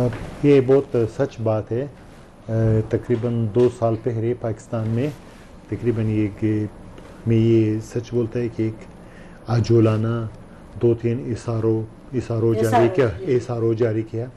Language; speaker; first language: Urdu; non-native, learner; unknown